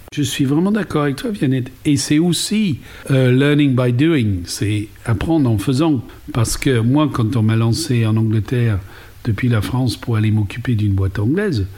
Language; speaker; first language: French; non-native, fluent; English